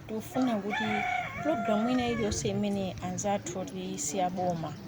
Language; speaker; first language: Nyanja; native; Nyanja